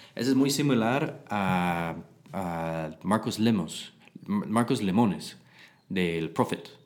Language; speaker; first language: Spanish; non-native, learner; English